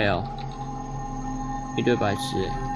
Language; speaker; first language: Chinese; native; Chinese